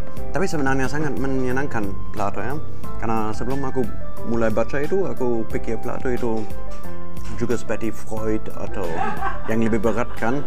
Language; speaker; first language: Indonesian; non-native, fluent; German